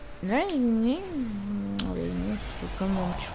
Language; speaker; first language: French; native; French